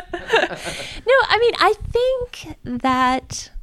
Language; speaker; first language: English; native; English